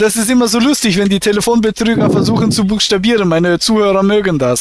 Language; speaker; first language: German; native; German